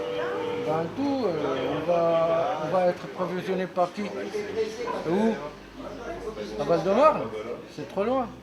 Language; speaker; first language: French; native; French